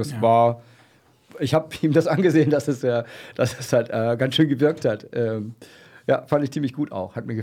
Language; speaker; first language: German; native; German